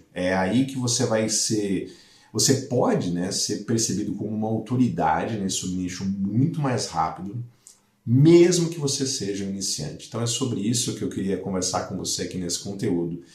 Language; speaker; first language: Portuguese; native; Portuguese